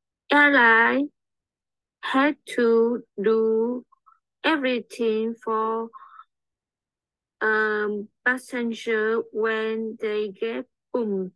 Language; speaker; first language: English; non-native, learner; Vietnamese